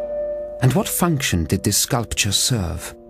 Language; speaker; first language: English; native; English